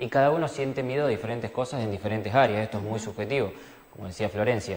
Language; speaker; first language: Spanish; native; Spanish